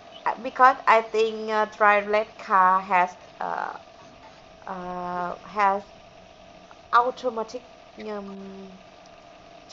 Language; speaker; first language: English; non-native, learner; Vietnamese